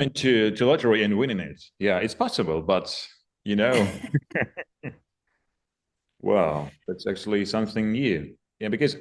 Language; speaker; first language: English; non-native, fluent; Russian